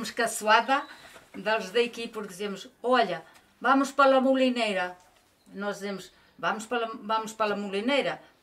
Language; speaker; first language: Portuguese; non-native, local second language; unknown